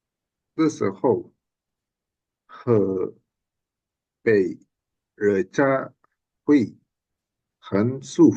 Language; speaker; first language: Chinese; non-native, learner; Indonesian